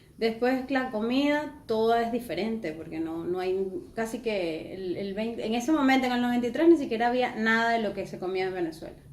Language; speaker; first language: Spanish; native; Spanish